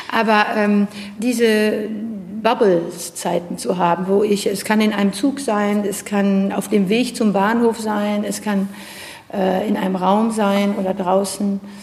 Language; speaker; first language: German; non-native, fluent; French